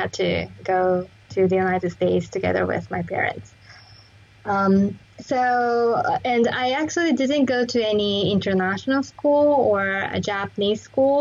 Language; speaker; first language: English; non-native, fluent; Japanese